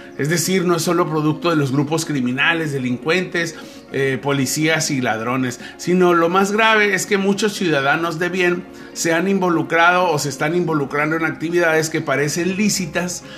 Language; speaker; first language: Spanish; native; Spanish